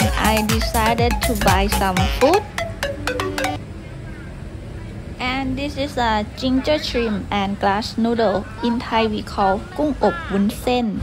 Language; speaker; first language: English; non-native, fluent; Thai